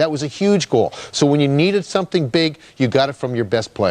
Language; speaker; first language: English; native; English